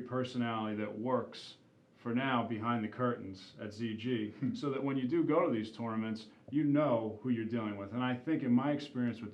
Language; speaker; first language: English; native; English